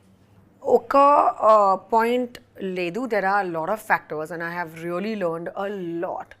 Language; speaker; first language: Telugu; non-native, local second language; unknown